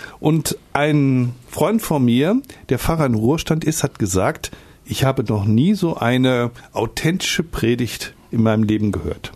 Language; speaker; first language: German; native; German